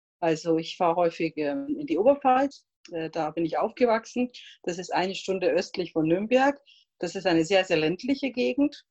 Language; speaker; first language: German; non-native, fluent; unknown